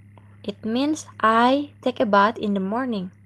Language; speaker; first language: English; non-native, learner; Indonesian